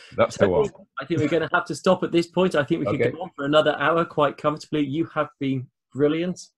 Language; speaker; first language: English; native; English